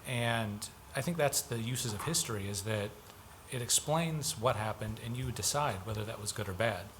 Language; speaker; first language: English; native; English